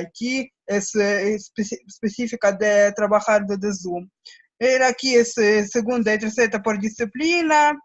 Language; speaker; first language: Spanish; non-native, learner; Russian